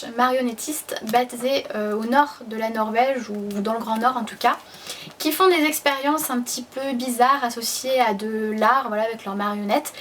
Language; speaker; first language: French; native; French